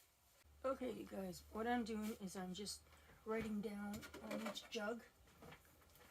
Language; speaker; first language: English; native; English